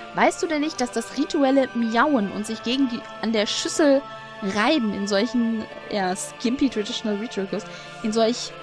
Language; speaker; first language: German; native; German